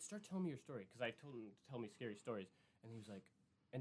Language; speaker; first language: English; native; English